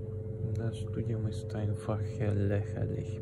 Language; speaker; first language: German; non-native, fluent; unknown